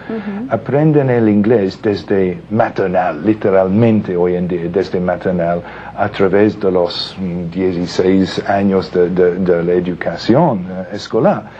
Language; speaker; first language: Spanish; non-native, fluent; English